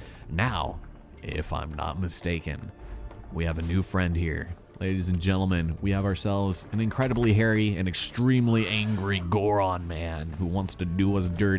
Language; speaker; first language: English; native; English